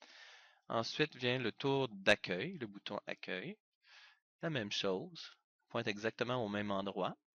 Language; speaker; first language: French; native; French